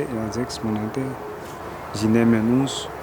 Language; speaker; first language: German; non-native, learner; French